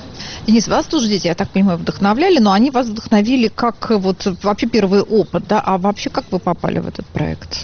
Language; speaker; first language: Russian; native; Russian